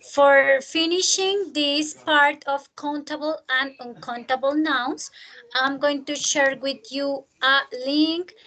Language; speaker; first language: English; non-native, fluent; Spanish